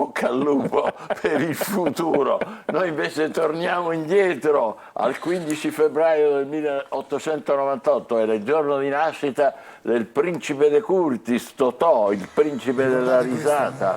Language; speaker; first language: Italian; native; Italian